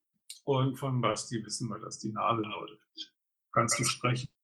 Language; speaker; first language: German; native; German